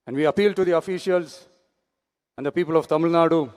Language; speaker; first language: English; non-native, local second language; Tamil